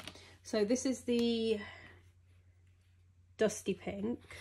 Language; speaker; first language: English; native; English